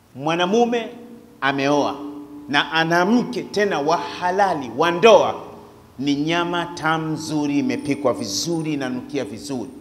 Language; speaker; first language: Swahili; native; Swahili